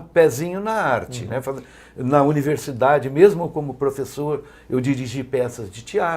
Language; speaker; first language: Portuguese; native; Portuguese